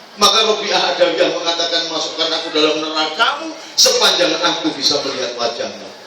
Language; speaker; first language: Indonesian; non-native, local second language; Javanese